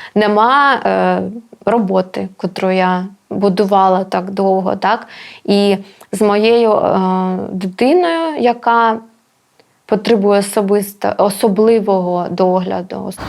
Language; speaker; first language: Ukrainian; non-native, local second language; Russian